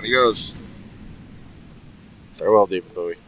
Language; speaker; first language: English; native; English